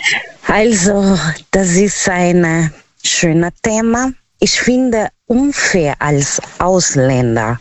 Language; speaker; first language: German; non-native, fluent; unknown